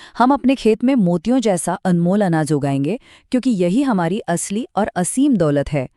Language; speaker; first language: Hindi; non-native, local second language; Marathi